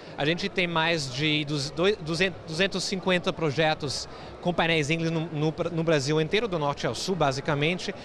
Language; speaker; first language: Portuguese; non-native, fluent; German